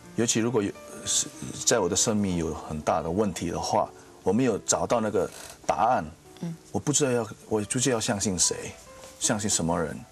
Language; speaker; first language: Chinese; non-native, fluent; Indonesian